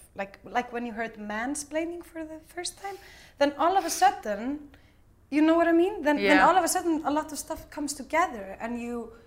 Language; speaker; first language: English; non-native, fluent; Icelandic